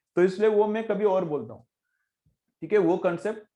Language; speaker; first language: Hindi; non-native, local second language; Marathi